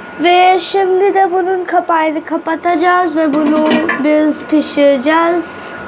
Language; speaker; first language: Turkish; non-native, learner; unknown